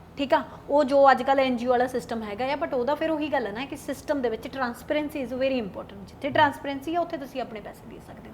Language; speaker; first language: Punjabi; native; Punjabi